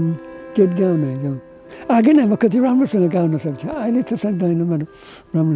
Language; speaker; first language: Nepali; non-native, learner; English